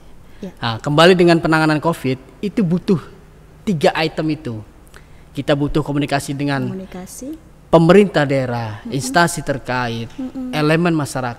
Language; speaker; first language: Indonesian; native; Indonesian